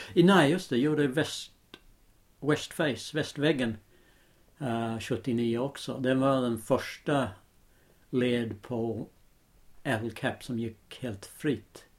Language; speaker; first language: Swedish; non-native, fluent; English